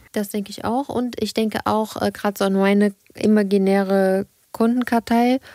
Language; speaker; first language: German; native; German